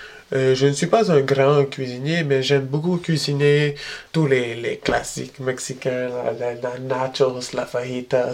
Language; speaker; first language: French; early bilingual, other home language; Spanish